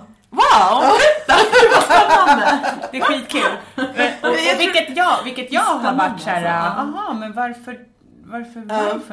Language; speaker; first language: Swedish; native; Swedish